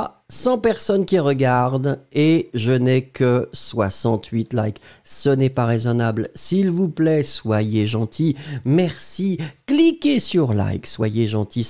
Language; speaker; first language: French; native; French